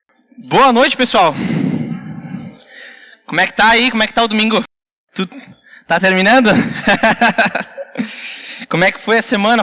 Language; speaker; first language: Portuguese; native; Portuguese